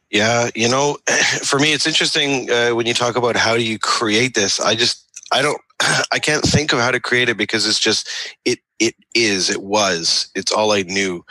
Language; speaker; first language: English; native; English